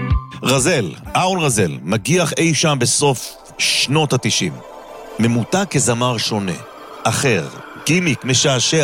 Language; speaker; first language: Hebrew; native; Hebrew